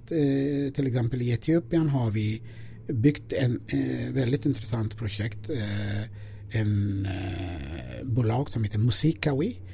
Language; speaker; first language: Swedish; non-native, fluent; Amharic